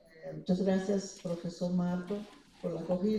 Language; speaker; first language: Spanish; non-native, fluent; Portuguese